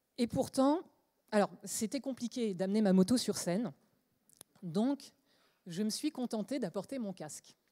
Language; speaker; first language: French; native; French